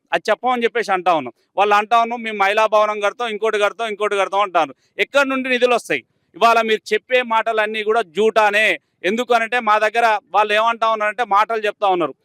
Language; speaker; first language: Telugu; native; Telugu